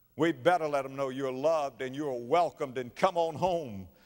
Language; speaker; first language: English; native; English